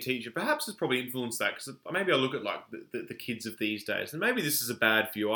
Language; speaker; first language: English; native; English